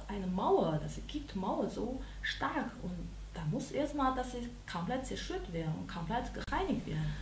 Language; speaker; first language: German; non-native, learner; Chinese